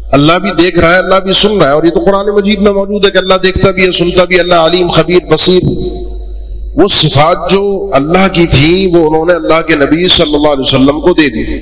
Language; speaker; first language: Urdu; native; Urdu